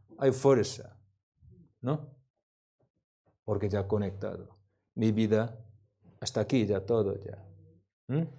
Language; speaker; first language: Spanish; non-native, learner; Korean